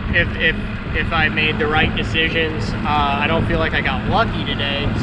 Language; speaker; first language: English; native; English